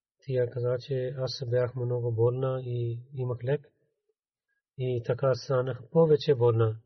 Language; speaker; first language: Bulgarian; non-native, learner; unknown